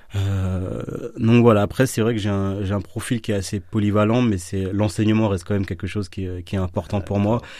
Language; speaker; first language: French; native; French